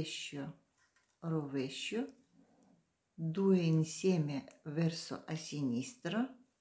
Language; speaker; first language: Italian; non-native, learner; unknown